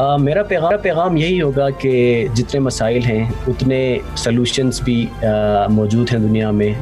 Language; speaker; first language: Urdu; non-native, local second language; Khowar